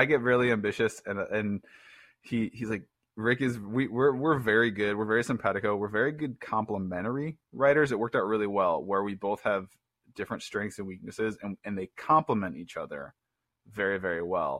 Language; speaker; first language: English; native; English